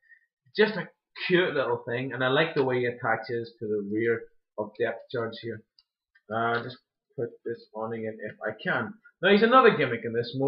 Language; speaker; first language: English; native; English